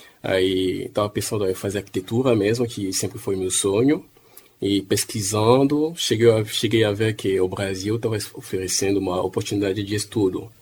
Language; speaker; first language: Portuguese; non-native, fluent; French